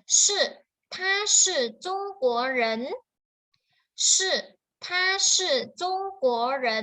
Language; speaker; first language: Chinese; non-native, fluent; Thai